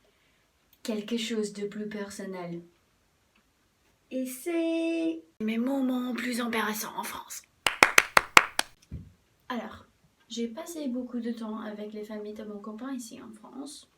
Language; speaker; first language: French; non-native, fluent; English